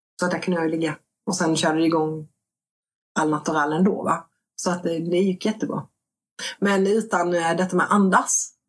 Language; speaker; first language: Swedish; native; Swedish